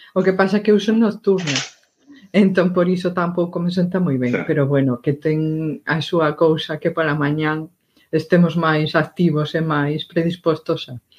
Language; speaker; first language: Galician; non-native, local second language; Spanish